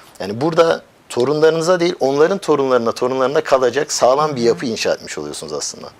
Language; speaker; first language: Turkish; early bilingual, heritage; Turkish